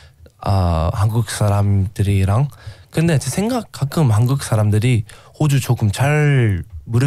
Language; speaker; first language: Korean; non-native, learner; English